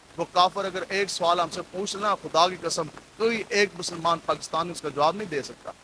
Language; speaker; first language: Urdu; non-native, local second language; Punjabi